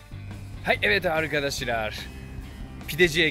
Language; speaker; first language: Turkish; non-native, fluent; Japanese